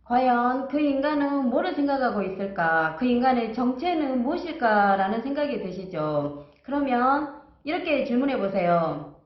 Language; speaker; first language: Korean; native; Korean